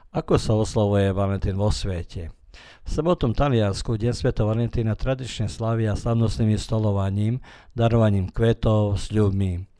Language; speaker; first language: Slovak; early bilingual, heritage; Slovak